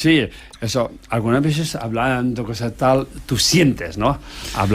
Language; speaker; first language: Spanish; non-native, learner; Tibetan